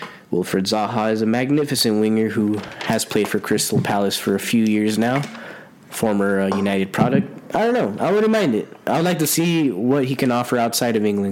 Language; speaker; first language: English; early bilingual, other home language; Spanish